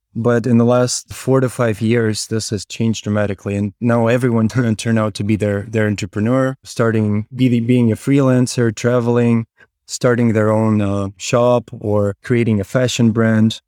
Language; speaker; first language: English; non-native, fluent; Ukrainian